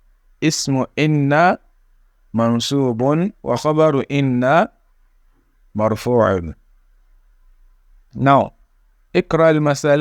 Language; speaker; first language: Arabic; non-native, fluent; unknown